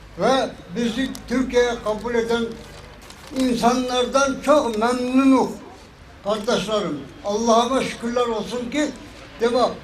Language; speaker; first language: Turkish; early bilingual, heritage; Turkish